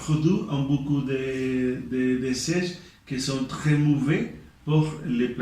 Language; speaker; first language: French; non-native, learner; Spanish